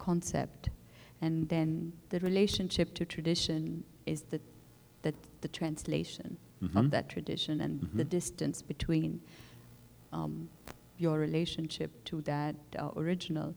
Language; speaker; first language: English; non-native, local second language; Urdu